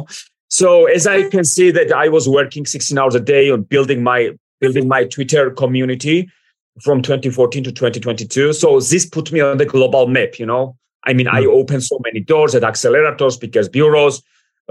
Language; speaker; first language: English; non-native, fluent; Georgian